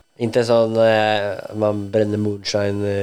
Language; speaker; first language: Swedish; native; Swedish